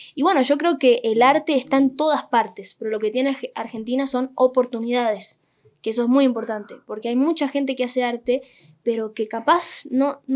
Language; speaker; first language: Spanish; native; Spanish